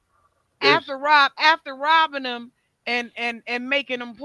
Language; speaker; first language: English; native; English